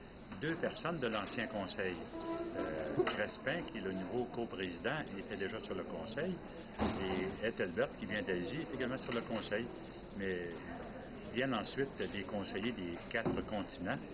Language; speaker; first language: French; native; French